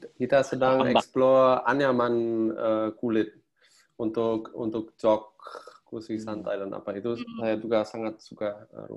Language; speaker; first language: Indonesian; non-native, fluent; German